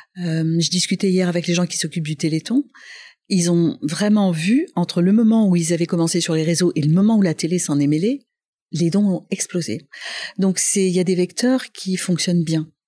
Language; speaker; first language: French; non-native, local second language; Arabic